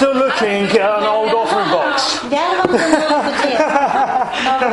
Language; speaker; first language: English; native; English